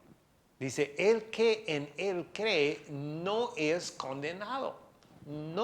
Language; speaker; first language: Spanish; non-native, fluent; English